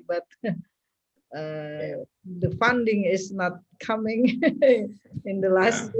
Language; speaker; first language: English; non-native, local second language; Indonesian